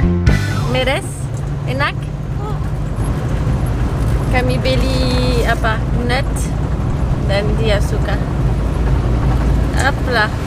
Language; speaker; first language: Indonesian; non-native, learner; French